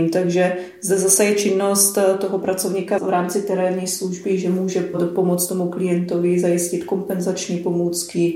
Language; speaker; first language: Czech; native; Czech